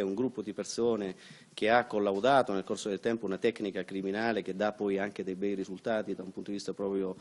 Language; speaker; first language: Italian; native; Italian